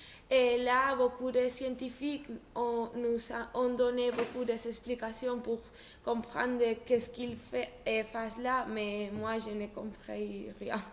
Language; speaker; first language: French; non-native, learner; Spanish